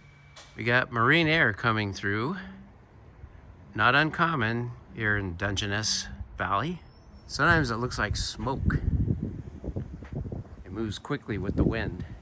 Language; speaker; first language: English; native; English